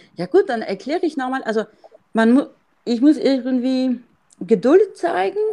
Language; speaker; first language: German; non-native, fluent; French